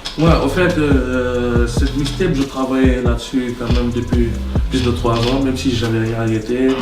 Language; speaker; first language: French; non-native, local second language; Wolof